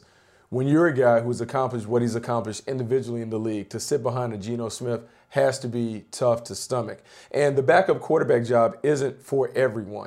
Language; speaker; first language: English; native; English